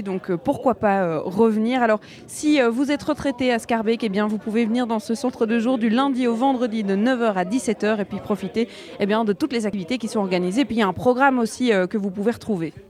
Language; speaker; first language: French; native; French